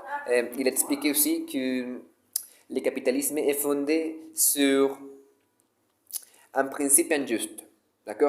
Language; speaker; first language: French; non-native, learner; Spanish